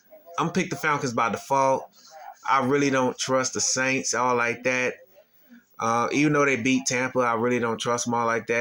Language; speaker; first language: English; native; English